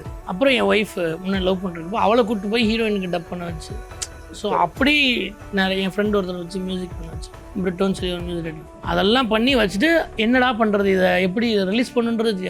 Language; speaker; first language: Tamil; native; Tamil